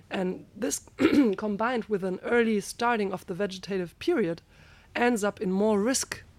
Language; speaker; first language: English; non-native, fluent; German